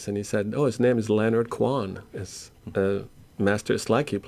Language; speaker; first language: English; non-native, fluent; French